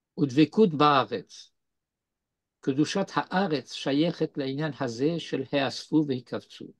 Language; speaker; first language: Hebrew; non-native, fluent; French